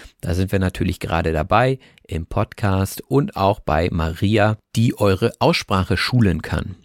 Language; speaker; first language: German; native; German